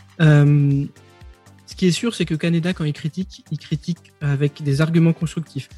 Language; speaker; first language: French; native; French